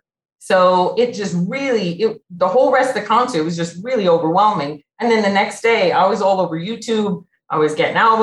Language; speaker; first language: English; native; English